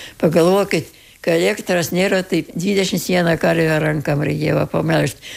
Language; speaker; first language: Lithuanian; native; Lithuanian